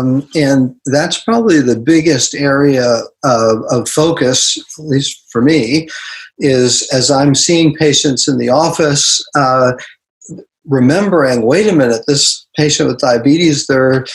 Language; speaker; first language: English; native; English